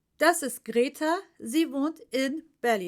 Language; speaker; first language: German; non-native, fluent; Turkish